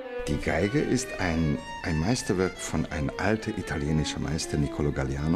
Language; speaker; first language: German; non-native, fluent; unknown